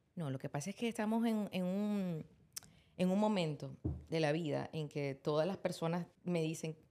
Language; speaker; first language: Spanish; native; Spanish